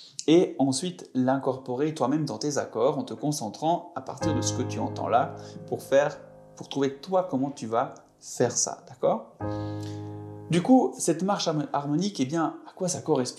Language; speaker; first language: French; native; French